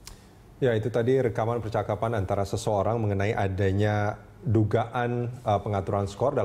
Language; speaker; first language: Indonesian; native; Indonesian